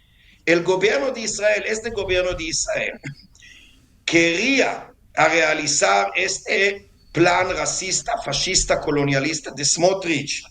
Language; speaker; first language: Spanish; non-native, fluent; Hebrew